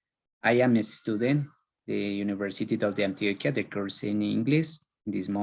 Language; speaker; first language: English; non-native, learner; Spanish